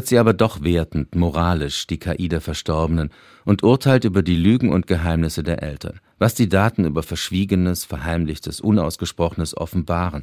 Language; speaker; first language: German; native; German